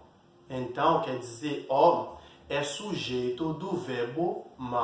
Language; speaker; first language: Portuguese; non-native, fluent; Haitian Creole